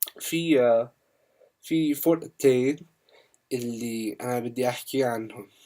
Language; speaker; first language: Arabic; non-native, learner; English